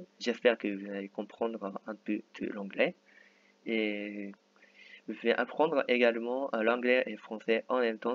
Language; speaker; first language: French; non-native, fluent; Japanese